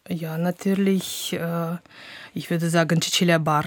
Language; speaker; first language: German; non-native, fluent; Russian